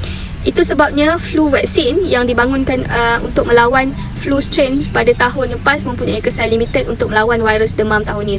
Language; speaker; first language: Malay; native; Malay